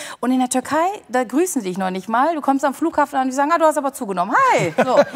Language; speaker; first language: German; early bilingual, other home language; Turkish